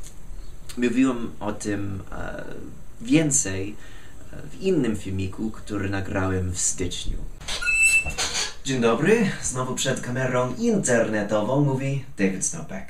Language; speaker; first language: Polish; non-native, fluent; English